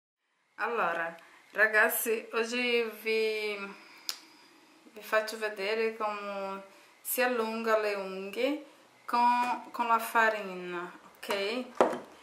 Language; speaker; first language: Italian; non-native, learner; Portuguese